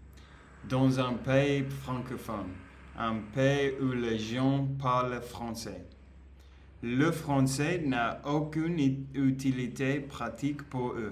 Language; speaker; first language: French; non-native, learner; Spanish